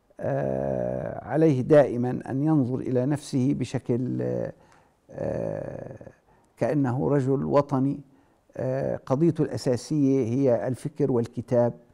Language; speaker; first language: Arabic; native; Arabic